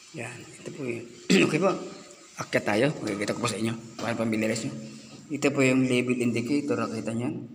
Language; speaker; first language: Filipino; non-native, local second language; Cebuano